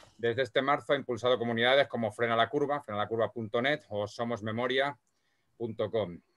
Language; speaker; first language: Spanish; native; Spanish